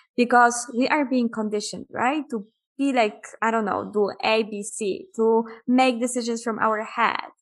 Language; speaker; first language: English; non-native, fluent; Polish